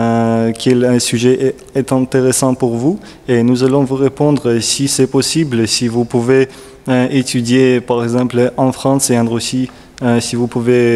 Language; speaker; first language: French; non-native, learner; Russian